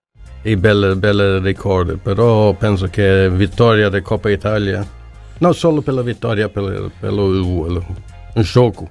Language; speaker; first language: Italian; non-native, learner; Swedish